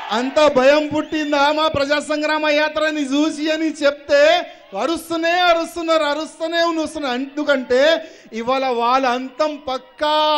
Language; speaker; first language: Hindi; native; Hindi